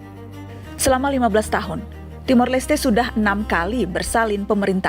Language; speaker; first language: Indonesian; native; Indonesian